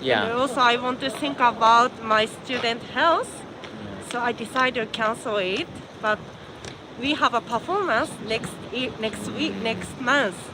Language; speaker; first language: English; non-native, fluent; Japanese